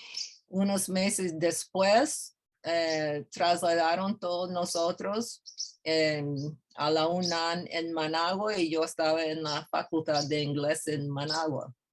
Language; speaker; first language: Spanish; non-native, fluent; English